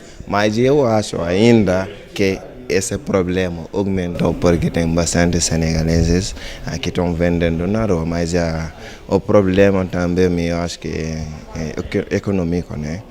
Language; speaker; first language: Portuguese; non-native, fluent; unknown